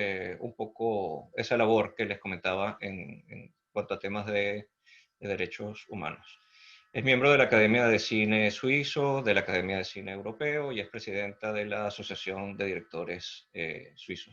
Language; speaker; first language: Spanish; native; Spanish